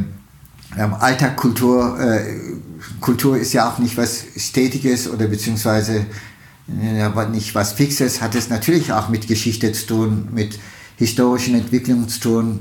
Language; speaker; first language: German; non-native, fluent; Turkish